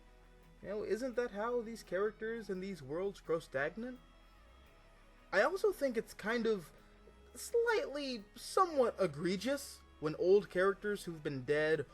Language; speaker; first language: English; native; English